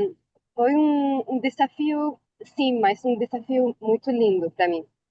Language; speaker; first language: Portuguese; non-native, learner; Arabic